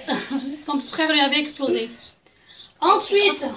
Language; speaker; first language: French; native; French